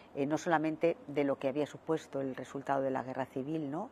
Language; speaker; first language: Spanish; native; Spanish